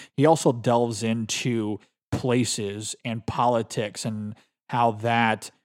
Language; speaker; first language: English; native; English